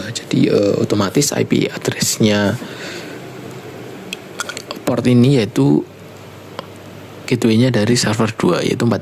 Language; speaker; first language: Indonesian; native; Indonesian